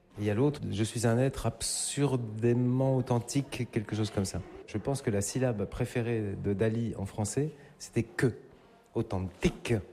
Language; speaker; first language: French; native; French